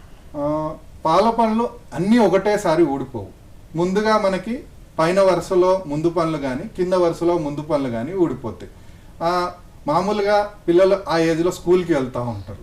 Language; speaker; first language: Telugu; native; Telugu